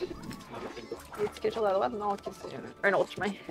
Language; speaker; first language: French; native; French